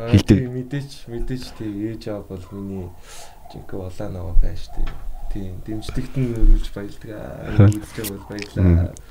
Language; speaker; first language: Mongolian; early bilingual, heritage; Mongolian